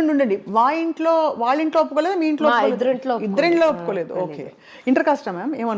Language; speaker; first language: Telugu; native; Telugu